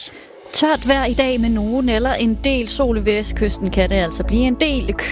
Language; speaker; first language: Danish; native; Danish